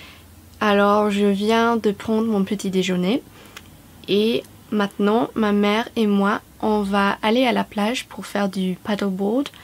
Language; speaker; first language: French; non-native, fluent; English